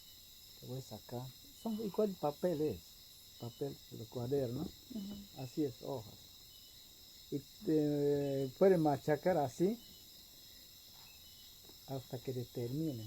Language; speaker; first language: Spanish; non-native, local second language; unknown